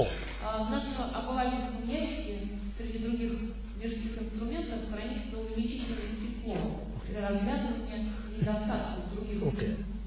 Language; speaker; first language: Russian; native; Russian